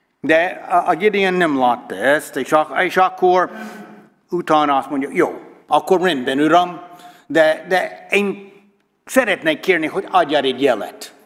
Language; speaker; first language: Hungarian; non-native, learner; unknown